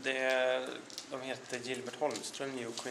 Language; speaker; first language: Swedish; native; Swedish